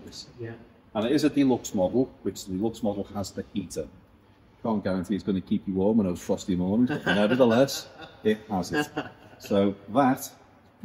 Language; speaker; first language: English; native; English